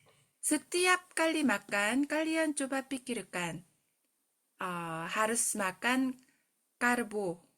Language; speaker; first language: Indonesian; non-native, fluent; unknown